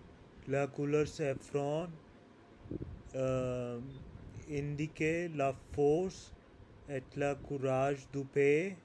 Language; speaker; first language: French; non-native, learner; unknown